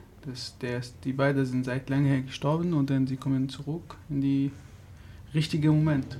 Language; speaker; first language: German; non-native, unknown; Arabic